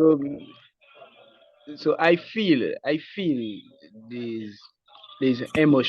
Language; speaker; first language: English; non-native, learner; Haitian Creole